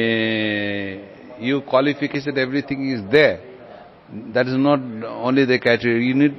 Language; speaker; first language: English; non-native, local second language; Cantonese